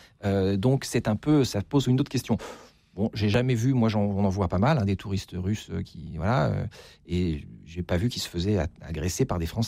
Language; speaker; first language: French; native; French